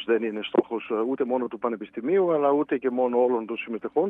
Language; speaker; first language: Greek; native; Greek